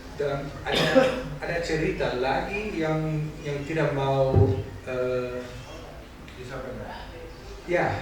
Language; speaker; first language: Indonesian; non-native, learner; Dutch